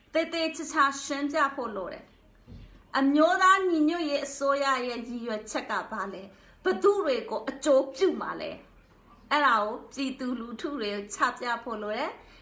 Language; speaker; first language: Burmese; non-native, local second language; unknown